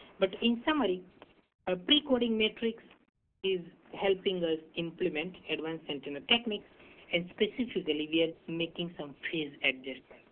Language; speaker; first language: English; non-native, local second language; Hindi